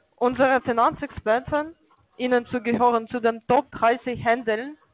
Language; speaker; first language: German; non-native, learner; Bulgarian